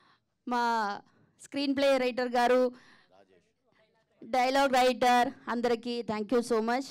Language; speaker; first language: Telugu; non-native, learner; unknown